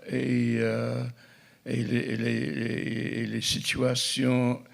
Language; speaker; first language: French; non-native, fluent; English